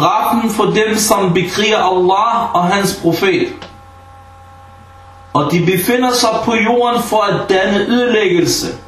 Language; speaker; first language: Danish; early bilingual, other home language; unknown